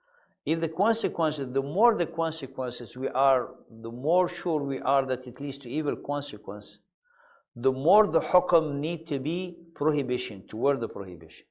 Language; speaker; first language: English; non-native, fluent; Arabic